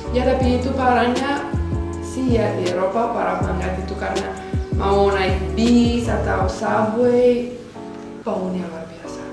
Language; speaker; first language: Indonesian; non-native, fluent; Romanian